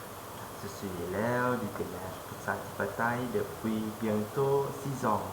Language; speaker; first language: French; non-native, fluent; Lao